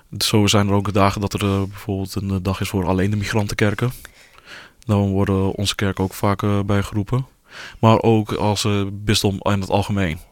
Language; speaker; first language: Dutch; early bilingual, other home language; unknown